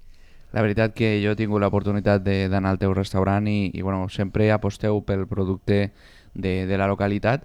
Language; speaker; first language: Catalan; native; Catalan